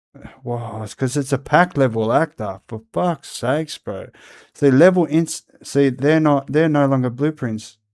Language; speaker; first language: English; native; English